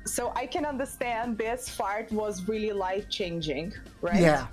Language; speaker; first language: English; non-native, fluent; Russian